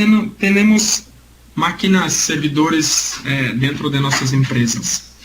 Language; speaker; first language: Spanish; non-native, learner; Portuguese